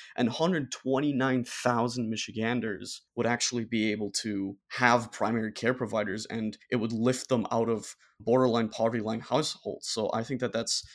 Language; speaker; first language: English; non-native, fluent; German